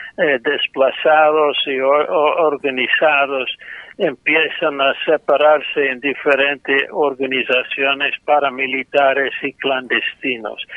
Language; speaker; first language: Spanish; non-native, fluent; English